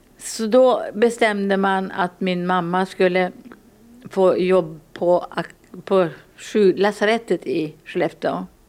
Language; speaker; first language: Swedish; early bilingual, other home language; Finnish